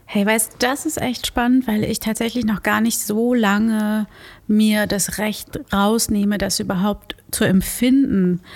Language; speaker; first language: German; early bilingual, other home language; Portuguese